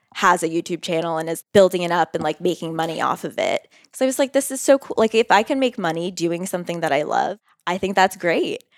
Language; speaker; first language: English; native; English